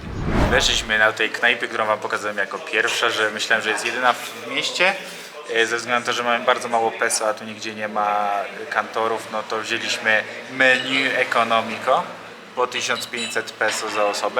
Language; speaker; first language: Polish; native; Polish